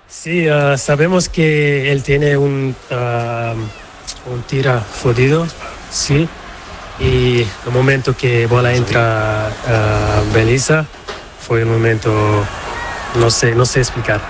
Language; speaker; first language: Spanish; non-native, learner; Portuguese